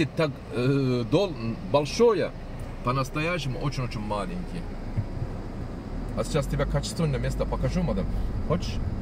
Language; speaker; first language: Russian; non-native, learner; Turkish